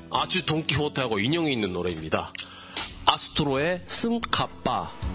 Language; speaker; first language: Korean; non-native, fluent; Japanese